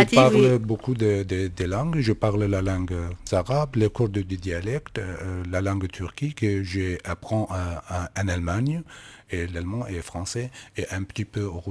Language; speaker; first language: French; non-native, learner; Kurdish